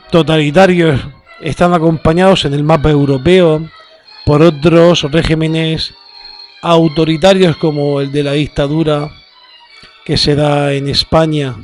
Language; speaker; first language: Spanish; native; Spanish